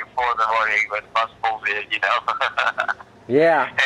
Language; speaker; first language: English; native; English